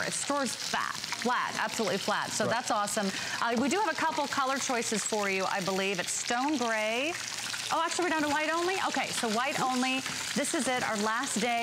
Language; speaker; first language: English; native; English